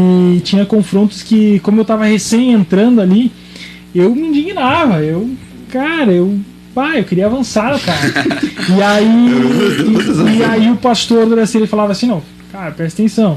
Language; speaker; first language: Portuguese; native; Portuguese